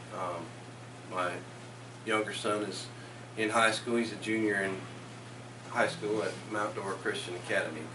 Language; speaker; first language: English; native; English